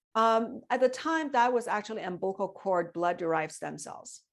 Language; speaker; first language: English; non-native, fluent; Chinese